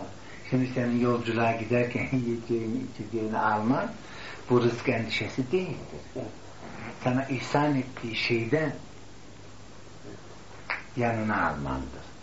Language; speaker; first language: Turkish; native; Turkish